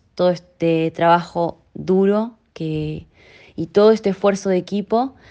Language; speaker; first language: Spanish; native; Spanish